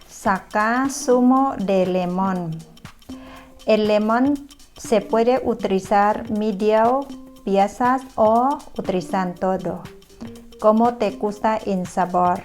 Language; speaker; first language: Spanish; non-native, learner; Thai